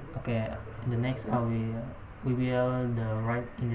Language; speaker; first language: English; non-native, learner; Indonesian